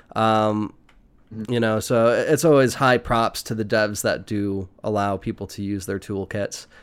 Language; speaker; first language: English; native; English